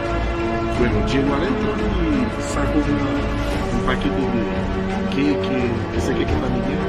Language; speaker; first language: Spanish; non-native, fluent; Haitian Creole